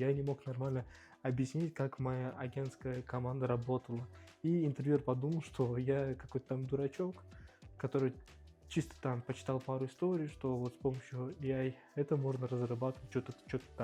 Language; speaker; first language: Russian; native; Russian